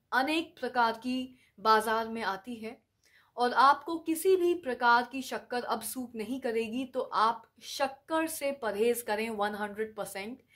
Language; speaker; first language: Hindi; native; Hindi